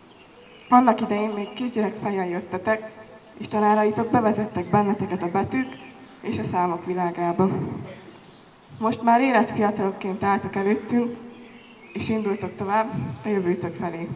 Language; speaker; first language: Hungarian; native; Hungarian